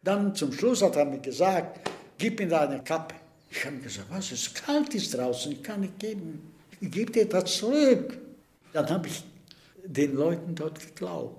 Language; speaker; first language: German; non-native, fluent; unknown